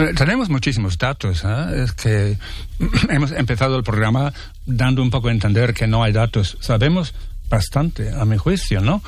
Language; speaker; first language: Spanish; non-native, fluent; English